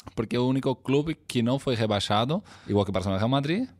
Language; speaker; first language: Portuguese; non-native, fluent; Catalan